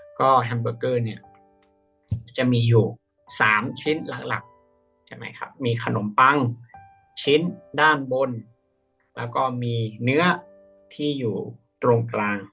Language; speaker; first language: Thai; native; Thai